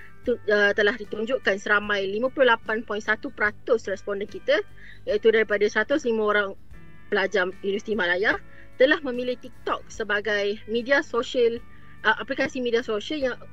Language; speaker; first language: Malay; native; Malay